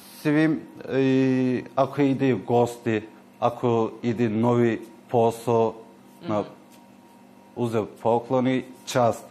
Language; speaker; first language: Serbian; non-native, learner; Turkish